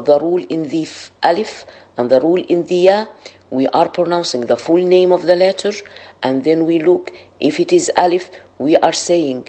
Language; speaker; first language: English; non-native, fluent; Arabic